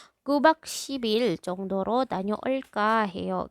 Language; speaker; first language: Korean; non-native, fluent; Indonesian